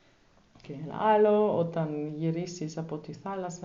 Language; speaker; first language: Greek; non-native, learner; German